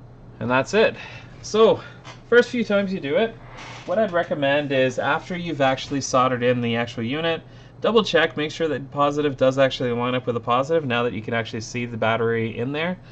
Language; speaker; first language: English; native; English